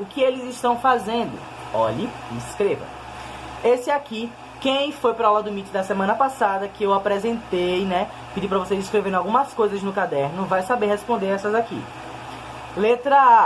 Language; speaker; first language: Portuguese; native; Portuguese